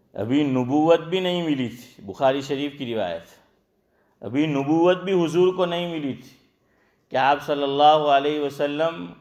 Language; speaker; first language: Hindi; non-native, local second language; Gujarati